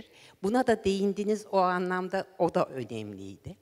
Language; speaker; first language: Turkish; native; Turkish